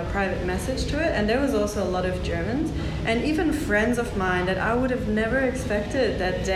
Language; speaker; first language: English; non-native, fluent; German